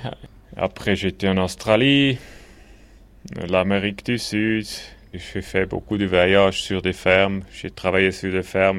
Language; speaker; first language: French; non-native, local second language; German